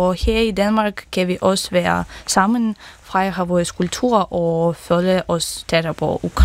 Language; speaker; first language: Danish; early bilingual, other home language; Ukrainian